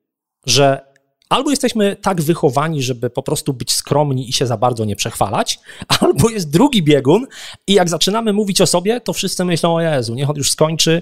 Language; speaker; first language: Polish; native; Polish